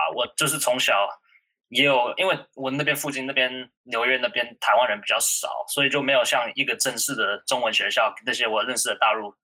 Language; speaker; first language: Chinese; early bilingual, heritage; Chinese